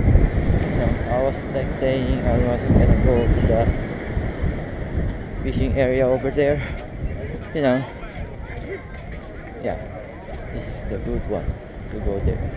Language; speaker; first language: English; non-native, local second language; Filipino